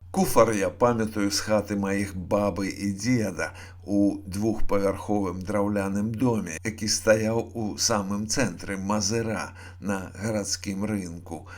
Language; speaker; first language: Belarusian; native; Belarusian